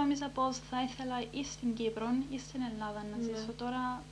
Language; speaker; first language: Greek; early bilingual, heritage; Greek